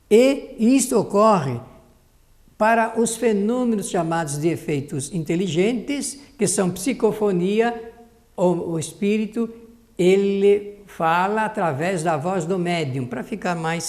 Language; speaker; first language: Portuguese; native; Portuguese